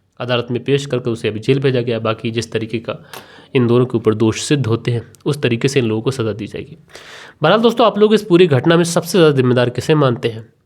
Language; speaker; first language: Hindi; native; Hindi